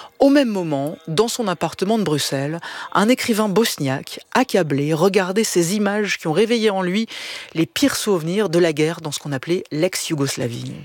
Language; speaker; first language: French; native; French